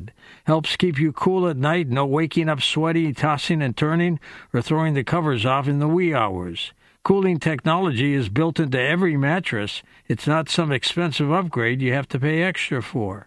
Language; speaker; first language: English; native; English